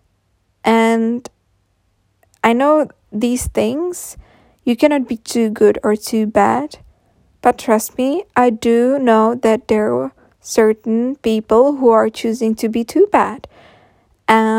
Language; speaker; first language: English; non-native, fluent; Czech